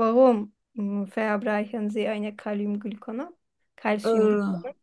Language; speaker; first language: German; non-native, fluent; Turkish